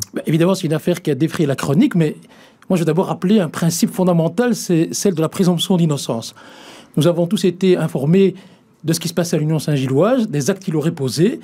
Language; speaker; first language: French; native; French